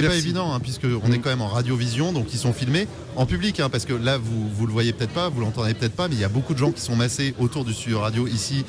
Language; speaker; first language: French; native; French